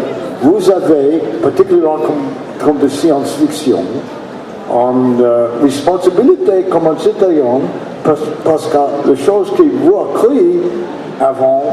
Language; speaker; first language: French; non-native, learner; English